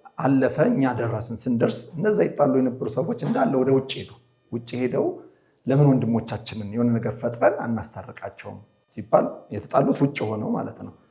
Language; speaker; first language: Amharic; native; Amharic